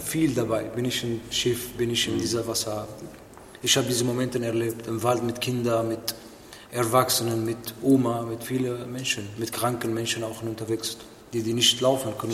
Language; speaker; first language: German; non-native, learner; Arabic